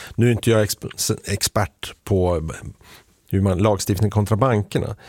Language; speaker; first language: Swedish; native; Swedish